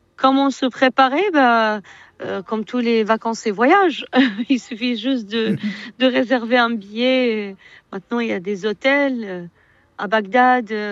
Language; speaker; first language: French; non-native, fluent; Arabic